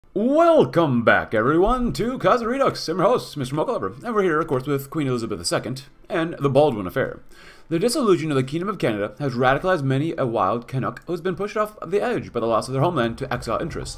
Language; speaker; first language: English; native; English